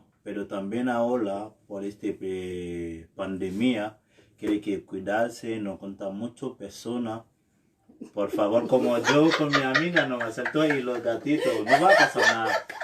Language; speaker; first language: Spanish; non-native, learner; Haitian Creole